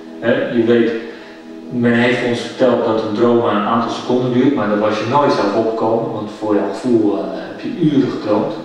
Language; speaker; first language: Dutch; native; Dutch